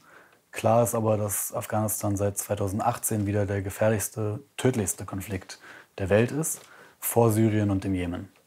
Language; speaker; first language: German; native; German